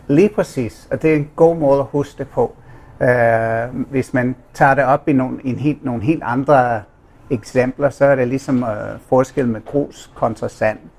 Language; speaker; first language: Danish; non-native, fluent; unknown